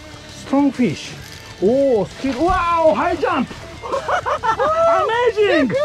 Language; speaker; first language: English; non-native, learner; Japanese